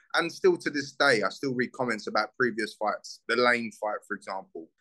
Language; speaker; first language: English; native; English